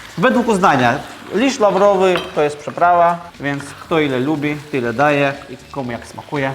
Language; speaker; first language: Polish; non-native, fluent; Georgian